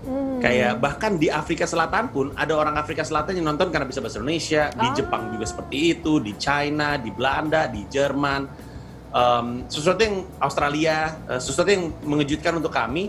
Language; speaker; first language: Indonesian; native; Indonesian